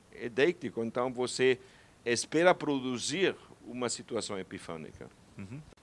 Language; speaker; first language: Portuguese; non-native, fluent; German